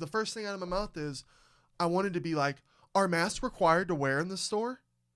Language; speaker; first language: English; native; English